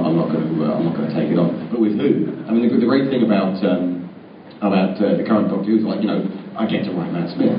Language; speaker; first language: English; native; English